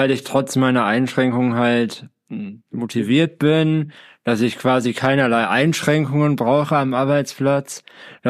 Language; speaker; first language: German; native; German